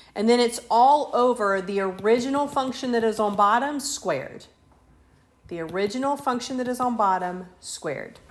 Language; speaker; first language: English; native; English